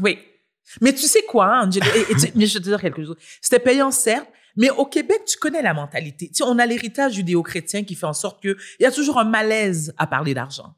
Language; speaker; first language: French; native; French